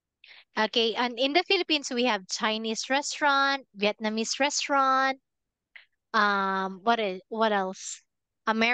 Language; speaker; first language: English; non-native, fluent; Filipino